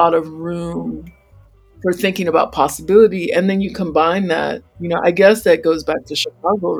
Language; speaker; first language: English; native; English